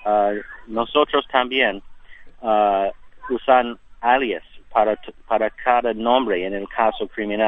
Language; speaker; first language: Spanish; non-native, learner; English